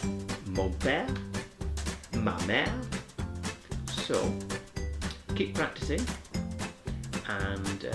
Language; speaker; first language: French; non-native, fluent; English